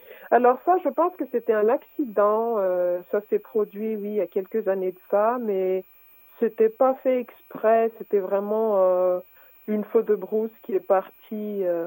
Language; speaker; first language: French; non-native, local second language; Malagasy